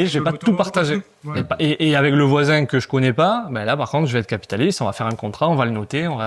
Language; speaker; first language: French; native; French